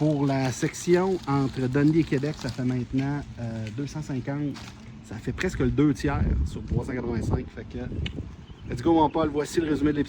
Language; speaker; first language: French; native; French